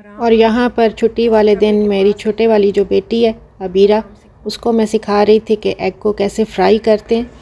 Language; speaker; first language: Urdu; non-native, local second language; Punjabi